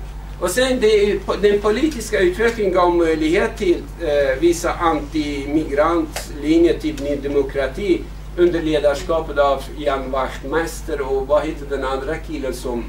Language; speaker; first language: Swedish; non-native, fluent; Kurdish